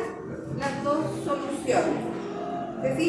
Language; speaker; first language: Spanish; native; Spanish